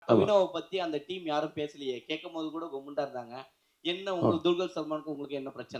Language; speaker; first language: Tamil; native; Tamil